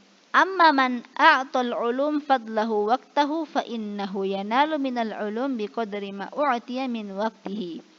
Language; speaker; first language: Arabic; non-native, fluent; Indonesian